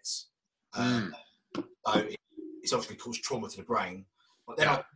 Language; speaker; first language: English; native; English